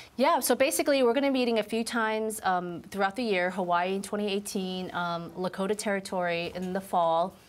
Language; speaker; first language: English; native; English